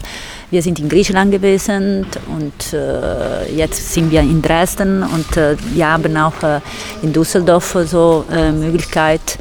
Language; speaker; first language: German; non-native, fluent; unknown